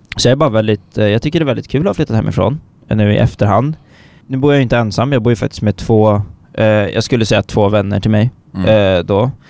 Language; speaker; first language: Swedish; native; Swedish